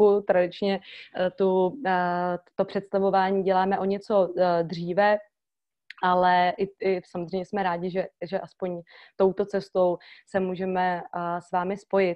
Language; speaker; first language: Czech; native; Czech